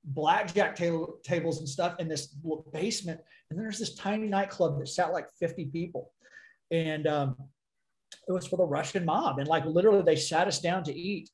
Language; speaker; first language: English; native; English